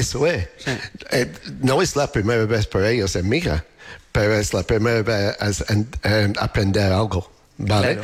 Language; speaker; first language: Spanish; non-native, learner; English